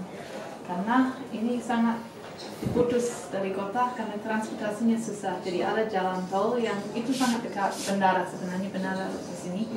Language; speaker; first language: Indonesian; non-native, fluent; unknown